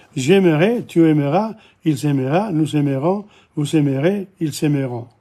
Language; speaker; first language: French; non-native, learner; English